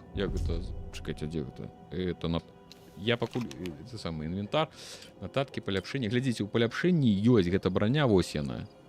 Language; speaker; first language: Belarusian; non-native, local second language; Russian